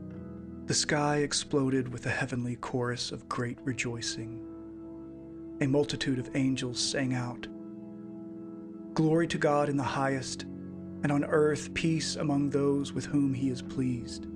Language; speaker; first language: English; native; English